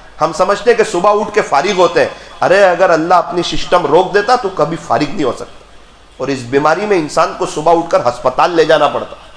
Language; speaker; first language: Urdu; non-native, local second language; Gujarati